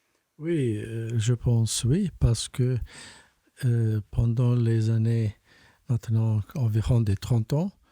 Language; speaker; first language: French; non-native, fluent; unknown